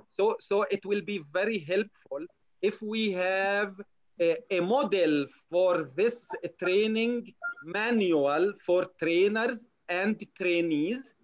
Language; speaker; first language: English; non-native, learner; Arabic